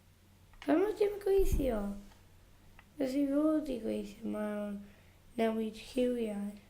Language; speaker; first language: Welsh; non-native, local second language; English